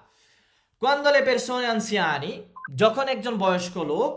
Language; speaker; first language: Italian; non-native, fluent; Bangla